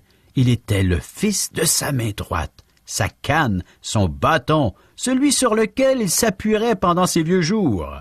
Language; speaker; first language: French; native; French